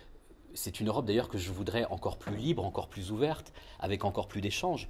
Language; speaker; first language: French; native; French